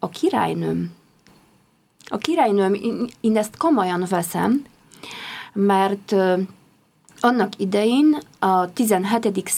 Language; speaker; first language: Hungarian; non-native, fluent; Polish